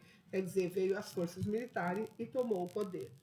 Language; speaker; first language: Portuguese; native; Portuguese